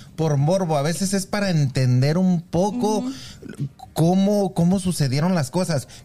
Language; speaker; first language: Spanish; native; Spanish